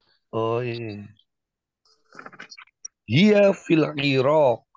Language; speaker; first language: Arabic; non-native, learner; Indonesian